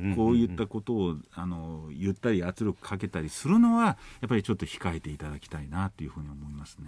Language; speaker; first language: Japanese; non-native, fluent; English